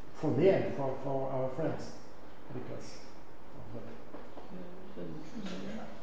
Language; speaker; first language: English; non-native, learner; Polish